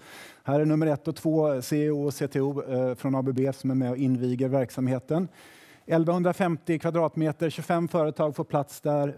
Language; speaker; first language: Swedish; native; Swedish